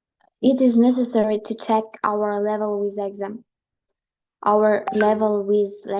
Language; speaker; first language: English; non-native, learner; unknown